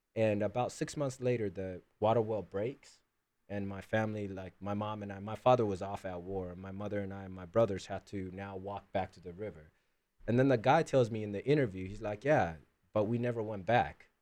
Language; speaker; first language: English; early bilingual, other home language; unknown